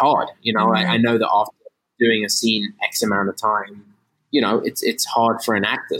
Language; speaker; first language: English; native; English